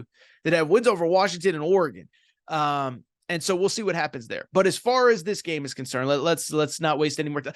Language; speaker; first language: English; native; English